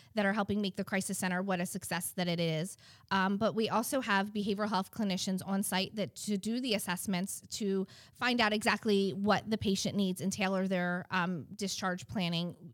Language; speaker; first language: English; native; English